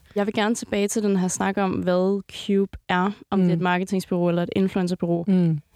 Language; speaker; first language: Danish; native; Danish